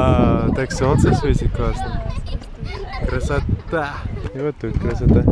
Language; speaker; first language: Russian; non-native, fluent; English